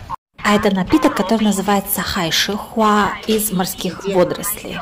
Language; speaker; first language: Russian; native; Russian